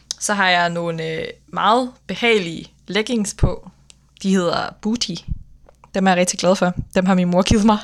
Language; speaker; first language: Danish; native; Danish